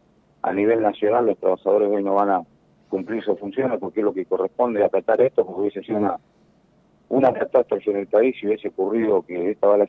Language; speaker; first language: Spanish; native; Spanish